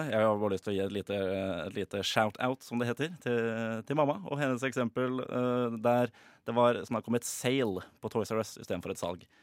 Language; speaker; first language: Norwegian; native; Norwegian